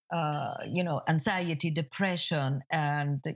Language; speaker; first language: English; non-native, fluent; Spanish